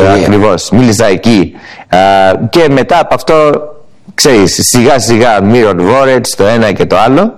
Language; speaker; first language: Greek; early bilingual, heritage; English